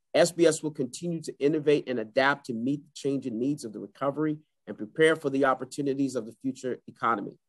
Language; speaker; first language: English; native; English